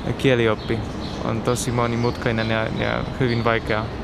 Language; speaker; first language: Finnish; non-native, learner; Polish